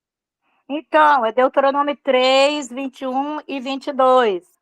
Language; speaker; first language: Portuguese; native; Portuguese